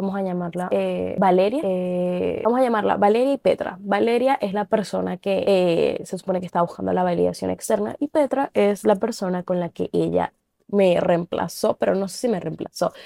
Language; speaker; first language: Spanish; native; Spanish